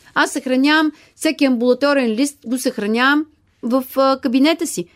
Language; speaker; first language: Bulgarian; native; Bulgarian